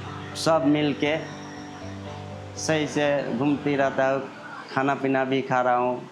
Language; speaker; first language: Hindi; non-native, local second language; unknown